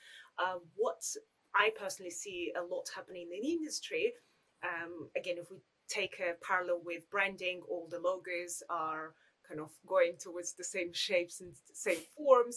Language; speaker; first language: English; non-native, fluent; Russian